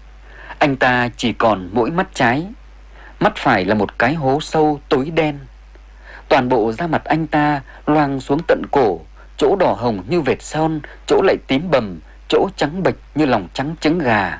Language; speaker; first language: Vietnamese; native; Vietnamese